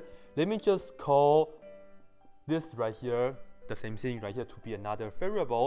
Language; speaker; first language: English; non-native, fluent; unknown